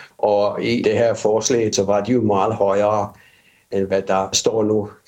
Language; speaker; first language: Danish; non-native, fluent; Finnish